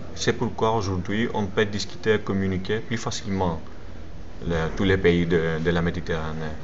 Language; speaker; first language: French; non-native, fluent; Greek